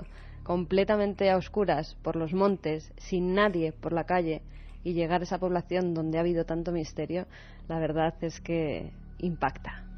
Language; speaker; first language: Spanish; native; Spanish